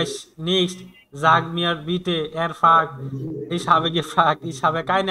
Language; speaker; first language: German; non-native, learner; Bangla